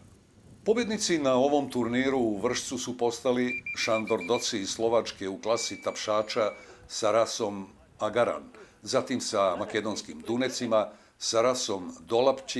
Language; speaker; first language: Bosnian; native; Bosnian